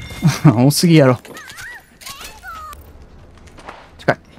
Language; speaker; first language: Japanese; native; Japanese